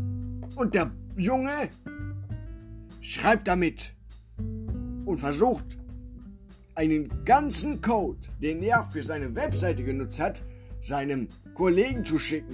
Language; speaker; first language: German; native; German